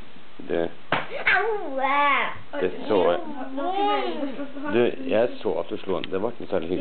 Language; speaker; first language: Norwegian; native; Norwegian